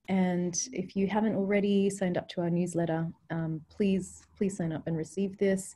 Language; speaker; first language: English; native; English